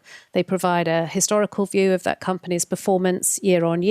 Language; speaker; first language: English; native; English